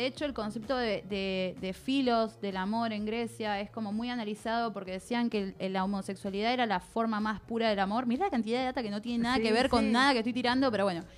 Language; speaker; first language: Spanish; native; Spanish